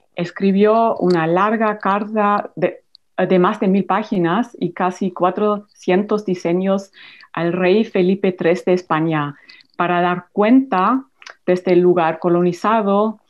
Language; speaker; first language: Spanish; non-native, fluent; German